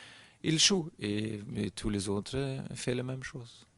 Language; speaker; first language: French; non-native, learner; German